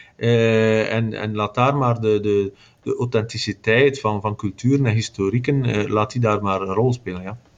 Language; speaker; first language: Dutch; native; Dutch